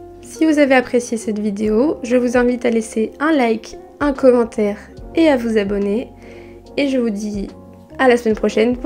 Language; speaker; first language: French; native; French